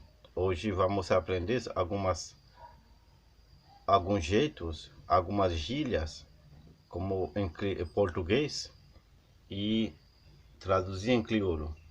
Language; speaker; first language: Portuguese; non-native, learner; Haitian Creole